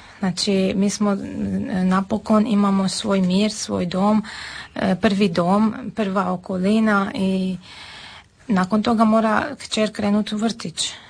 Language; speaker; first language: Serbian; non-native, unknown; Armenian